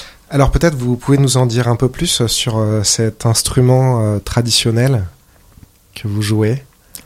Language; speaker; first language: French; native; French